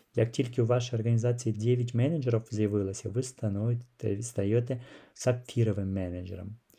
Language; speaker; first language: Ukrainian; non-native, local second language; Russian